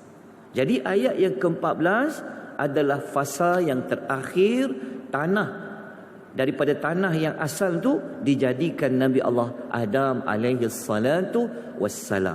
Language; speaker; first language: Malay; native; Malay